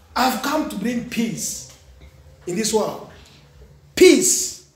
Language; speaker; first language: English; non-native, local second language; Swahili